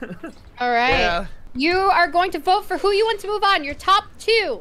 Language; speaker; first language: English; native; English